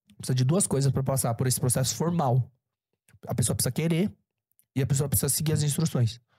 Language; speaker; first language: Portuguese; early bilingual, other home language; Korean